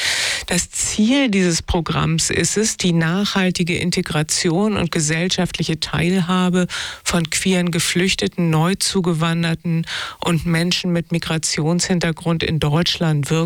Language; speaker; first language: German; native; German